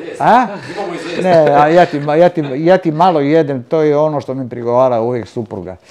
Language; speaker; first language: Croatian; non-native, local second language; Italian